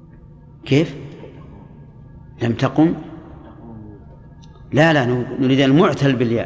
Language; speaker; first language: Arabic; native; Arabic